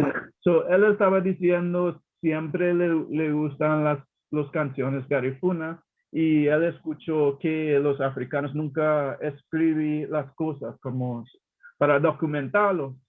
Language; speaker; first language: Spanish; non-native, learner; English